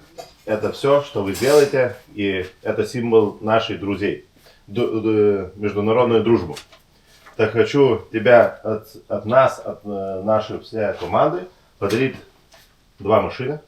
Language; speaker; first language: Russian; non-native, learner; Lithuanian